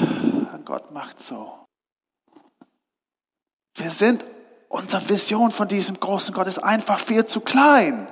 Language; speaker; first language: German; non-native, fluent; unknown